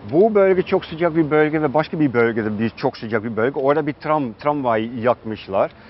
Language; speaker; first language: Turkish; non-native, fluent; Dutch